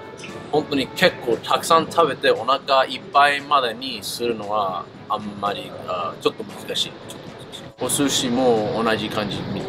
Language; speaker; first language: Japanese; early bilingual, heritage; English